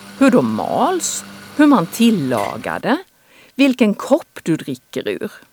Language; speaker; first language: Swedish; native; Swedish